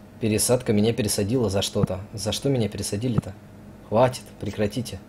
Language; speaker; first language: Russian; native; Russian